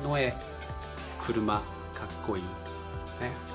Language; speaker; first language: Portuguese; non-native, learner; Japanese